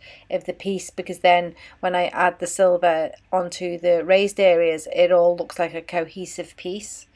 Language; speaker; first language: English; native; English